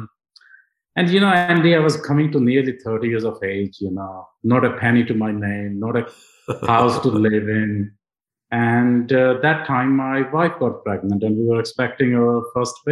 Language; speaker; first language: English; non-native, local second language; Punjabi